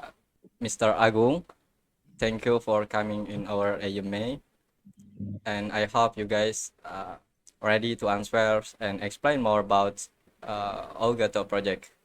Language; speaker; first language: English; non-native, learner; Indonesian